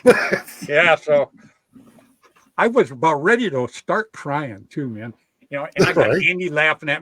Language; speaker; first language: English; native; English